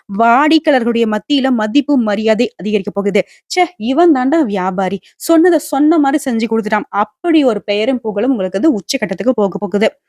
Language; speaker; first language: Tamil; native; Tamil